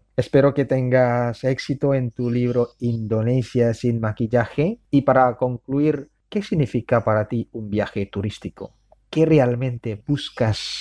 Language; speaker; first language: Spanish; non-native, fluent; Indonesian